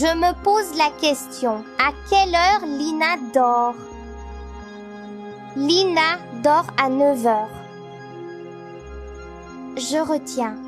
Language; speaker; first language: French; non-native, local second language; Arabic